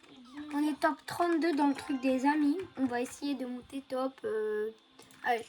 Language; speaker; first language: French; native; French